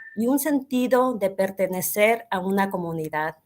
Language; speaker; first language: Spanish; early bilingual, heritage; Spanish